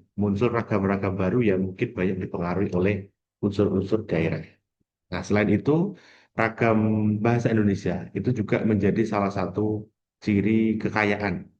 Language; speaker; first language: Indonesian; non-native, local second language; Javanese